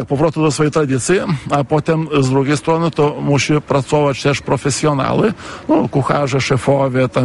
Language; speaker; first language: Polish; non-native, fluent; Lithuanian